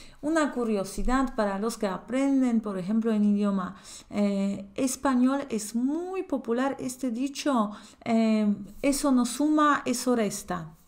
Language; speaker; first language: Spanish; non-native, fluent; Polish